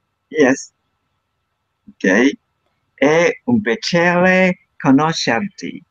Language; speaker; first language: Italian; non-native, learner; Japanese